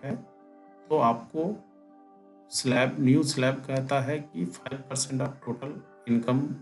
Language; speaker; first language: Hindi; native; Hindi